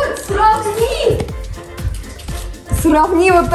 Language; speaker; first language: Russian; early bilingual, heritage; Russian